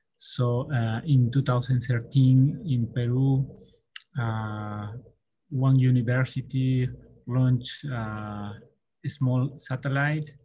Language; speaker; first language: English; non-native, learner; Spanish